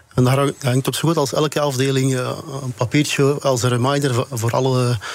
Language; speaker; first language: Dutch; native; Dutch